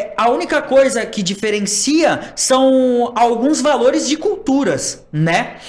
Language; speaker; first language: Portuguese; native; Portuguese